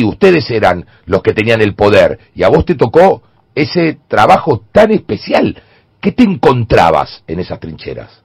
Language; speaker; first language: Spanish; native; Spanish